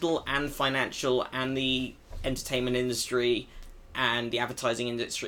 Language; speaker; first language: English; native; English